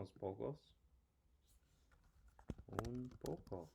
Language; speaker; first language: Spanish; non-native, fluent; English